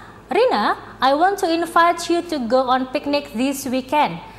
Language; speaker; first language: English; non-native, fluent; Indonesian